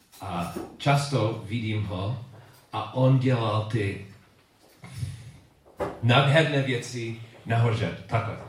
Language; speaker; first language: Czech; non-native, learner; English